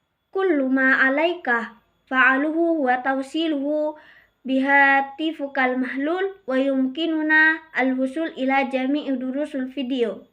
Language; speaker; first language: Arabic; non-native, learner; Indonesian